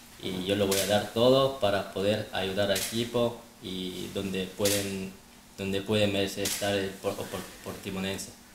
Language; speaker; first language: Spanish; non-native, fluent; Korean